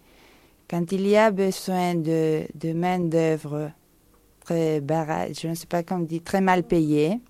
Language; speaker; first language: French; non-native, fluent; Spanish